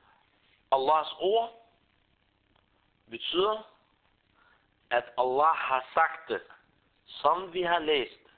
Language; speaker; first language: Danish; early bilingual, other home language; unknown